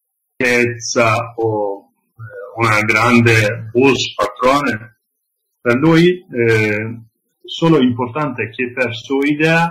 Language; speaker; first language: Italian; non-native, learner; Kurdish